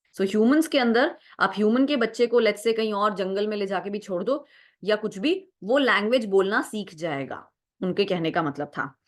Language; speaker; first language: Hindi; native; Hindi